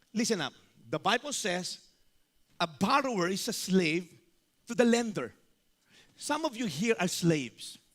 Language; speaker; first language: English; non-native, local second language; Filipino